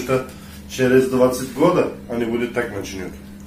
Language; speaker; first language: Russian; non-native, learner; Turkish